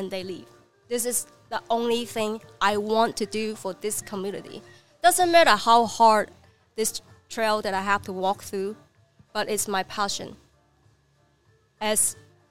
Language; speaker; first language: English; non-native, learner; Chinese